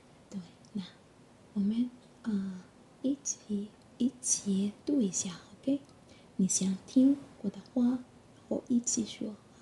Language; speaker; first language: Chinese; non-native, learner; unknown